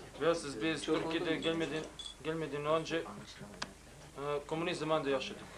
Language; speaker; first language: Turkish; non-native, learner; Bosnian